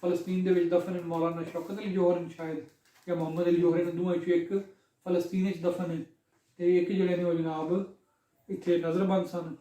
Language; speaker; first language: Urdu; non-native, local second language; Punjabi